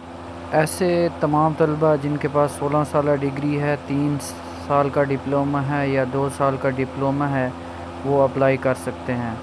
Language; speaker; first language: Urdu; non-native, local second language; Punjabi